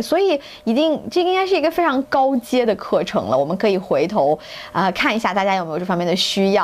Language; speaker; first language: Chinese; native; Chinese